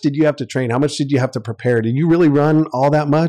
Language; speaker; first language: English; native; English